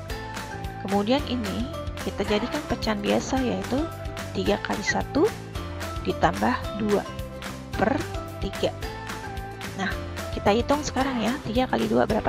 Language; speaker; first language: Indonesian; native; Indonesian